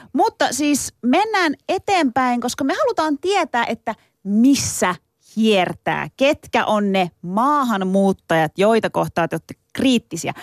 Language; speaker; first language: Finnish; early bilingual, other home language; Turkish